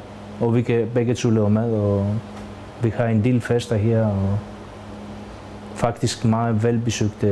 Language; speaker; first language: Danish; non-native, fluent; Greek